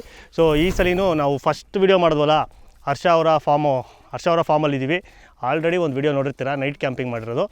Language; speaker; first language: Kannada; native; Kannada